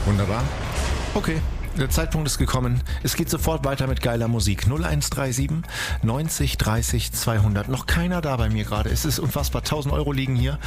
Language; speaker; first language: German; native; German